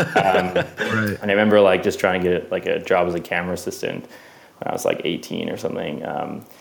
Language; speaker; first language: English; native; English